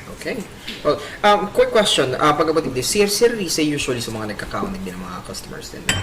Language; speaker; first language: Filipino; non-native, local second language; Bikol